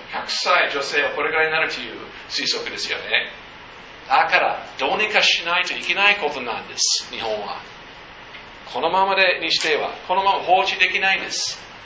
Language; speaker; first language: Japanese; non-native, fluent; English